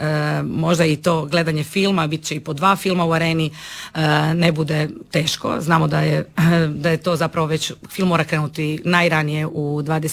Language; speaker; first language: Croatian; native; Croatian